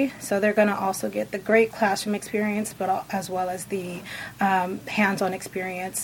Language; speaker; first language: English; native; English